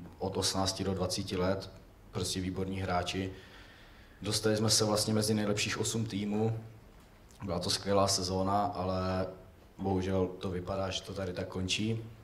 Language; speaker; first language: Czech; native; Czech